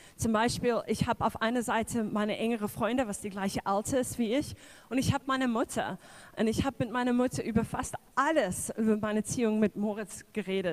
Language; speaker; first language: German; non-native, fluent; English